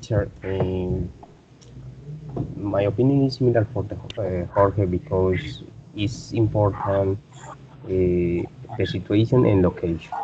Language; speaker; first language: English; non-native, learner; Spanish